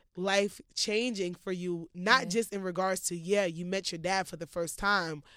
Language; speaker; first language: English; native; English